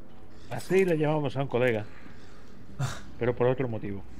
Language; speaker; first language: Spanish; native; Spanish